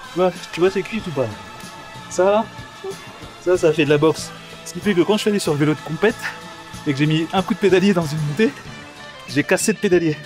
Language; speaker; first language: French; native; French